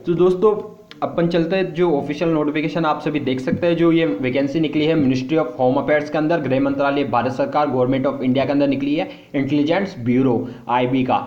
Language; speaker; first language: Hindi; native; Hindi